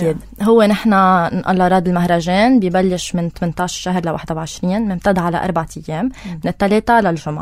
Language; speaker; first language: Arabic; native; Arabic